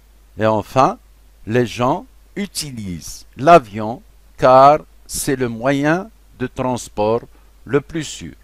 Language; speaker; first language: French; non-native, local second language; Arabic